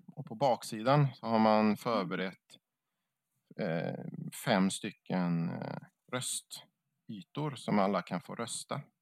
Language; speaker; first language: Swedish; native; Swedish